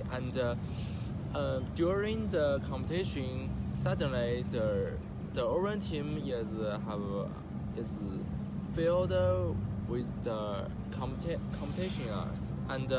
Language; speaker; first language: English; non-native, learner; Chinese